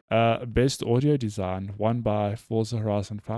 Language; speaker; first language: English; native; English